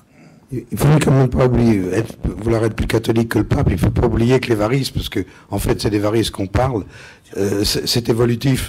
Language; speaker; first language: French; native; French